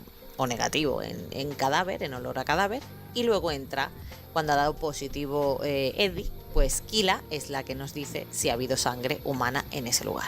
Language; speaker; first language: Spanish; native; Spanish